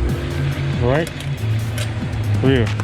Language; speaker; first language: English; non-native, local second language; Filipino